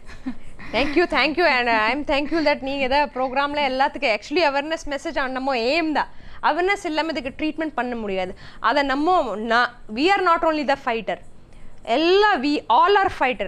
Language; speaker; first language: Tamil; non-native, learner; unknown